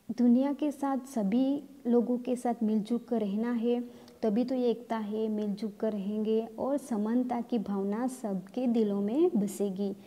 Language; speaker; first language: Hindi; non-native, local second language; Gamit